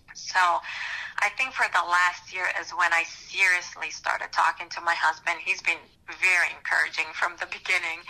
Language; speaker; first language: English; non-native, fluent; Romanian